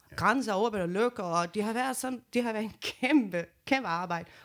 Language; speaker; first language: Danish; non-native, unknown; Portuguese